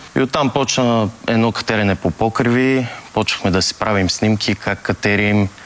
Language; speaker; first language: Bulgarian; early bilingual, heritage; Bulgarian